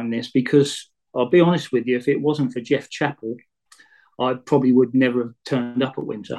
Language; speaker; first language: English; native; English